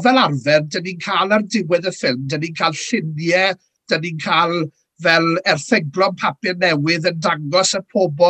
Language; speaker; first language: Welsh; native; Welsh